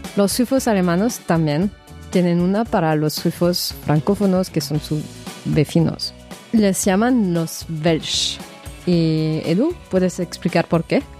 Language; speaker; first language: Spanish; non-native, fluent; French